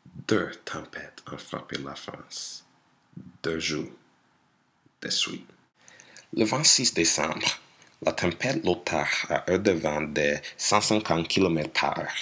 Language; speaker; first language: French; non-native, learner; English